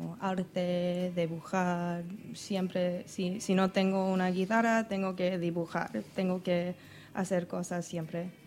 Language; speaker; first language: Spanish; non-native, learner; English